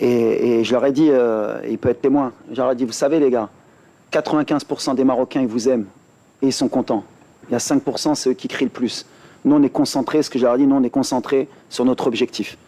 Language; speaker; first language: French; native; French